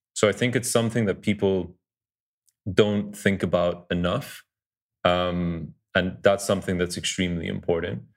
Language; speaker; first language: English; early bilingual, other home language; Dutch